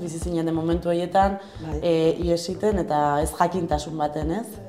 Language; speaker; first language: Basque; native; Basque